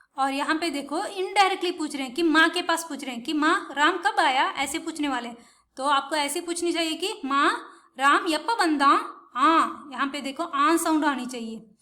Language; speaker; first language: Hindi; non-native, local second language; Tamil